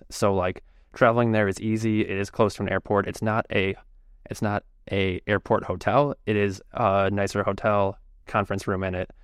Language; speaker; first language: English; native; English